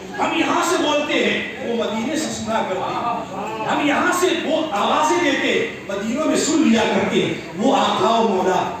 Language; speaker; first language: Urdu; native; Urdu